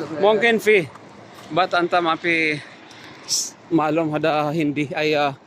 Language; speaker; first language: Arabic; non-native, learner; Filipino